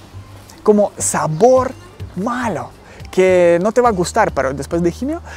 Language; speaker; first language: Spanish; non-native, learner; Ukrainian